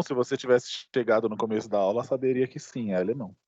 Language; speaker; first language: Portuguese; native; Portuguese